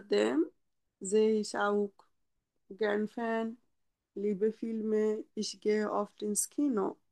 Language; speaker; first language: German; non-native, fluent; Bangla